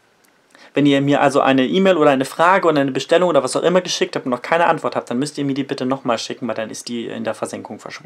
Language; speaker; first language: German; native; German